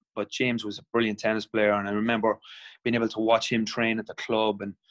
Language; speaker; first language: English; native; English